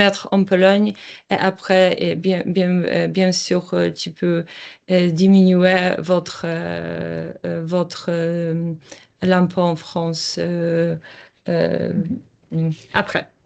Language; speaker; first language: French; non-native, learner; Polish